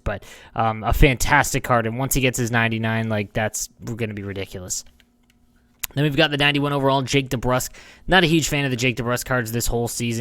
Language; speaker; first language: English; native; English